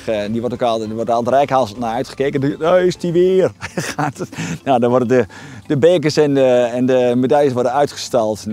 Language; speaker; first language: Dutch; native; Dutch